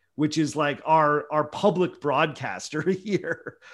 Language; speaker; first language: English; native; English